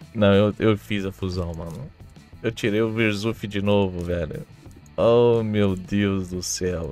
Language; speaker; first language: Portuguese; native; Portuguese